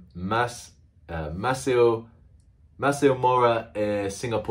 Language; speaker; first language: Portuguese; non-native, learner; English